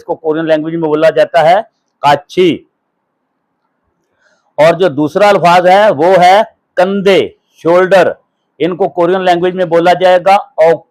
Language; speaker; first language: Hindi; non-native, local second language; Punjabi